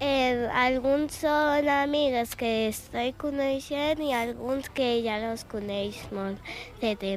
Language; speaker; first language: Catalan; non-native, local second language; Spanish